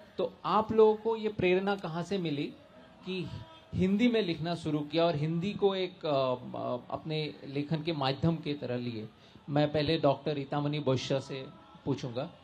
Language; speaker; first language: Hindi; non-native, local second language; Assamese